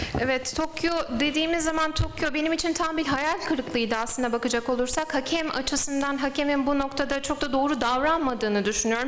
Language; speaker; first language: Turkish; native; Turkish